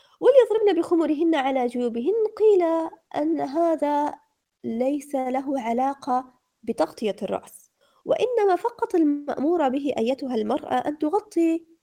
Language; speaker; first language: Arabic; native; Arabic